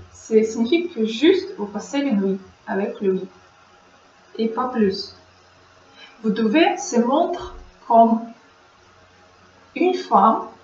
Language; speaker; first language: French; non-native, learner; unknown